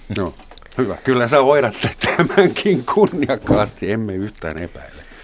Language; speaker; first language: Finnish; non-native, fluent; German